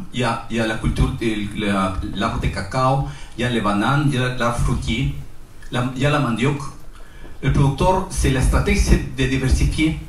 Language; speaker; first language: French; non-native, learner; Spanish